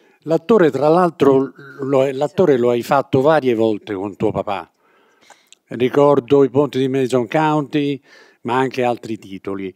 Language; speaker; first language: Italian; native; Italian